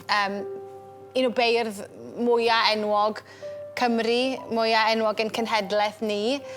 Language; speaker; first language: Welsh; native; Welsh